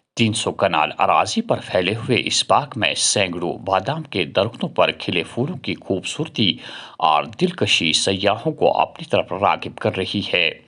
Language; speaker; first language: Urdu; non-native, local second language; Kashmiri